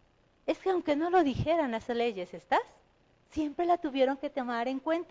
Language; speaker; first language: Spanish; native; Spanish